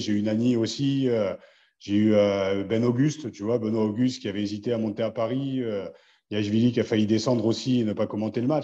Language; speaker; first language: French; native; French